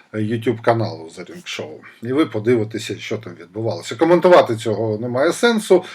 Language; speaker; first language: Ukrainian; non-native, local second language; Russian